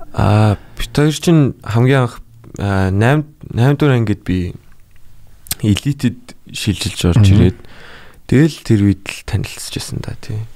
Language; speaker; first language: Mongolian; native; Mongolian